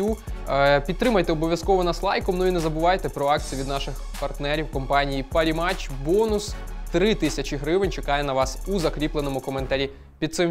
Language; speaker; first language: Ukrainian; native; Ukrainian